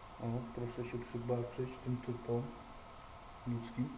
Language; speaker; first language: Polish; native; Polish